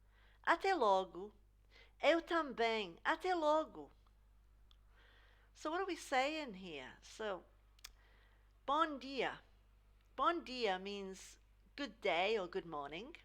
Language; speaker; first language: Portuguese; non-native, fluent; English